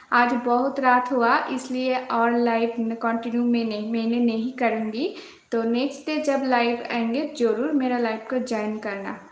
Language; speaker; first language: Hindi; non-native, local second language; Bangla